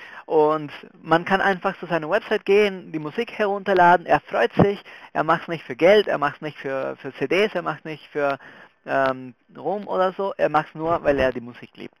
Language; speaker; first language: German; non-native, fluent; Spanish